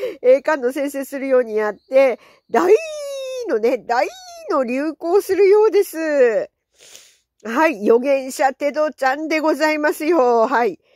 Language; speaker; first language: Japanese; native; Japanese